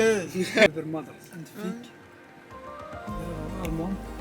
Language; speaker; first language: English; non-native, learner; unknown